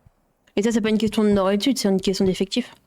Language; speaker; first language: French; native; French